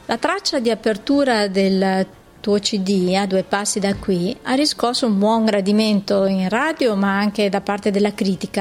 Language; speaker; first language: Italian; native; Italian